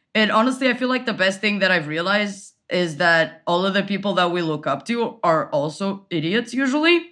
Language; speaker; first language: English; non-native, fluent; Portuguese